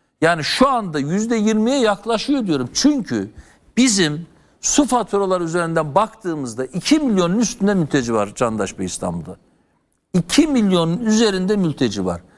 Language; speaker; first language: Turkish; native; Turkish